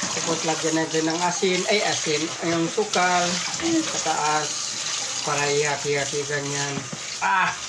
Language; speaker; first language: Filipino; non-native, local second language; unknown